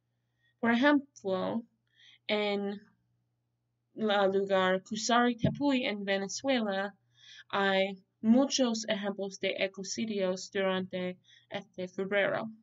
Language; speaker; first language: Spanish; non-native, learner; English